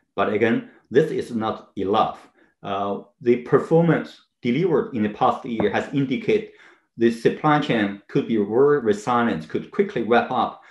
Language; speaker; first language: English; non-native, fluent; Chinese